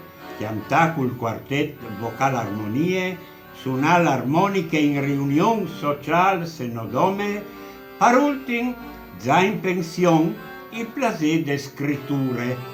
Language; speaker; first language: Italian; non-native, local second language; Friulian